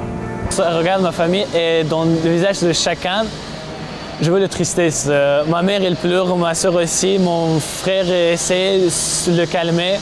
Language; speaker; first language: French; non-native, learner; Tajik